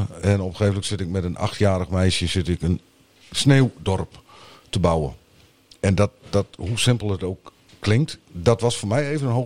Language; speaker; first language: Dutch; native; Dutch